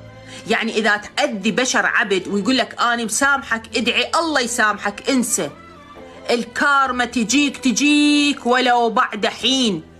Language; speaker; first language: Arabic; native; Arabic